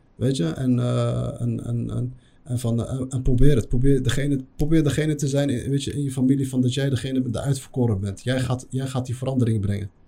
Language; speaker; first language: Dutch; early bilingual, other home language; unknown